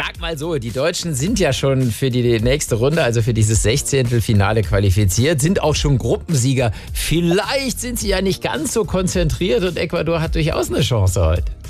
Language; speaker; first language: German; native; German